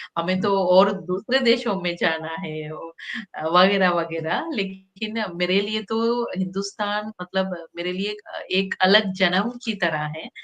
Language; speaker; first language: Hindi; non-native, fluent; Sinhala